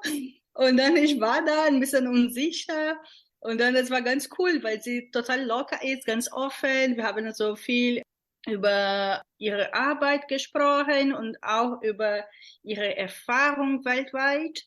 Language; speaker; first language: German; non-native, fluent; Portuguese